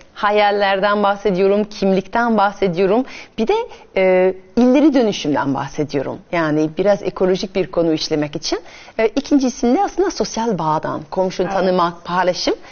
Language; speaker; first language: Turkish; non-native, fluent; French